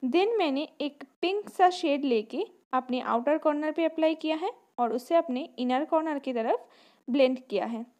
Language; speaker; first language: Hindi; non-native, local second language; Bangla